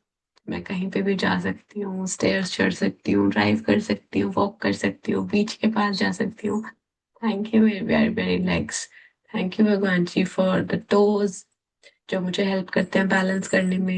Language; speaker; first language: Hindi; native; Hindi